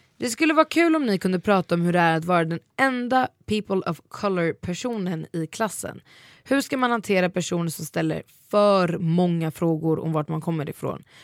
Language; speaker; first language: Swedish; native; Swedish